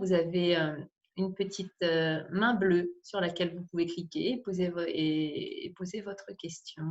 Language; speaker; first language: French; native; French